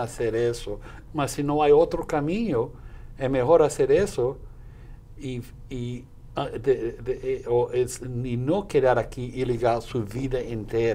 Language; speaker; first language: Spanish; non-native, fluent; Portuguese